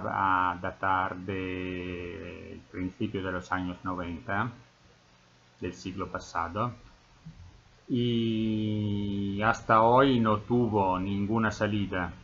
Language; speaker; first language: Spanish; non-native, fluent; Italian